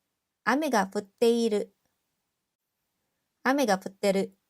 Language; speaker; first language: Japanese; non-native, fluent; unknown